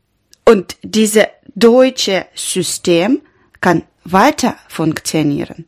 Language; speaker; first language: German; non-native, learner; Ukrainian